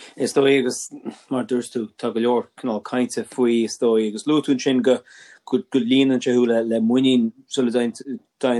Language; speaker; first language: Irish; non-native, local second language; English